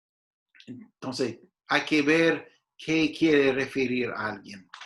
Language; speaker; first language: Spanish; non-native, fluent; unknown